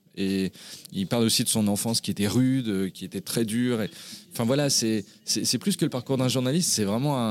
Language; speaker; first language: French; native; French